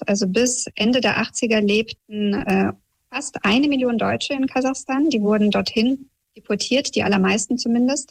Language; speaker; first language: German; early bilingual, other home language; Russian